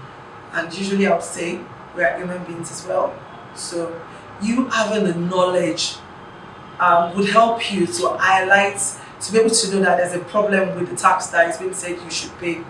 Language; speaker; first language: English; non-native, local second language; Yoruba